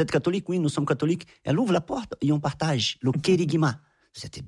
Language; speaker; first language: French; non-native, fluent; Portuguese